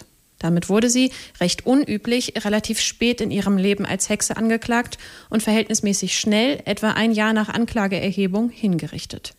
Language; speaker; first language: German; native; German